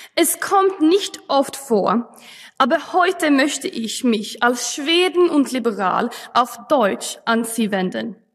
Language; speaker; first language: German; non-native, fluent; Swedish